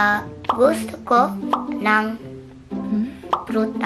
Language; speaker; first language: Filipino; early bilingual, heritage; Filipino